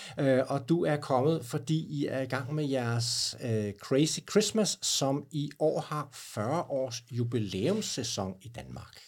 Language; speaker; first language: Danish; native; Danish